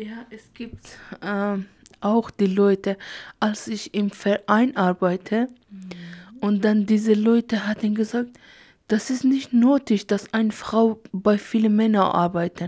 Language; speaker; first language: German; non-native, learner; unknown